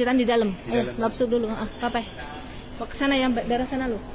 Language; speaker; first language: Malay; non-native, local second language; Javanese